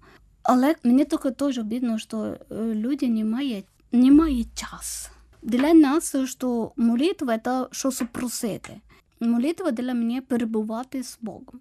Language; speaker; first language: Ukrainian; non-native, learner; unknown